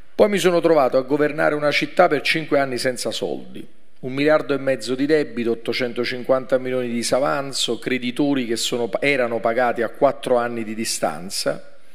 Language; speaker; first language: Italian; native; Italian